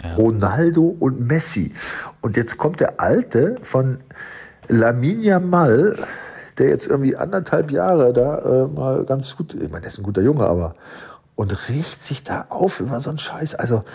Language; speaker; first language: German; native; German